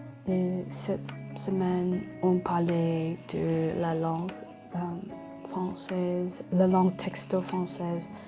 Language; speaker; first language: French; non-native, learner; English